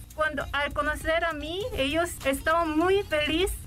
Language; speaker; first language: Spanish; non-native, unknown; Korean